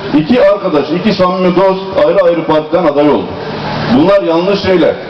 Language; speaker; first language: Turkish; native; Turkish